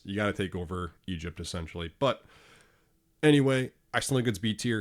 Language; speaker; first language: English; native; English